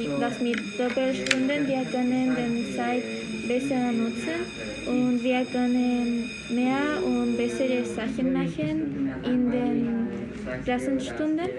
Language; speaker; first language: German; non-native, learner; Spanish